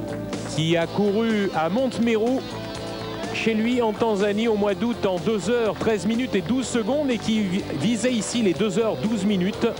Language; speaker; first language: French; native; French